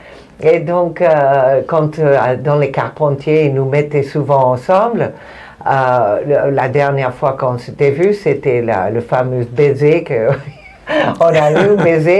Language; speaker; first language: French; non-native, fluent; Spanish